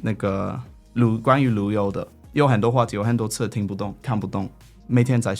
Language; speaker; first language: Chinese; non-native, fluent; English